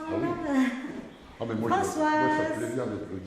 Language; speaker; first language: French; native; French